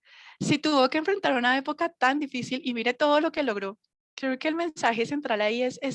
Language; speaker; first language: Spanish; native; Spanish